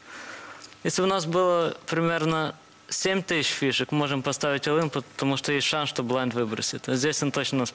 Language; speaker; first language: Russian; native; Russian